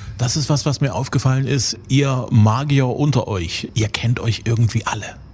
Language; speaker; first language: German; native; German